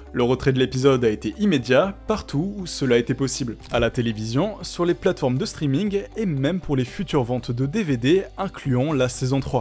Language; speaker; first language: French; native; French